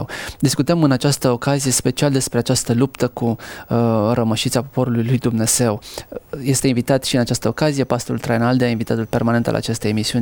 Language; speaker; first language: Romanian; native; Romanian